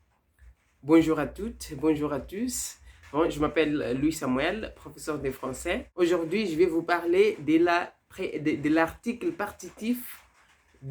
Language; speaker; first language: French; non-native, fluent; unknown